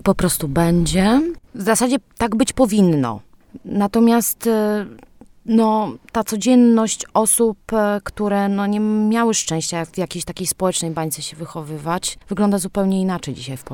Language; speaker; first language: Polish; native; Polish